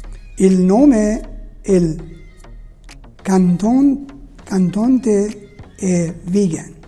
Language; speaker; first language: Italian; non-native, learner; Persian